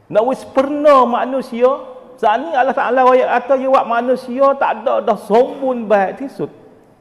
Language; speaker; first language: Malay; native; Malay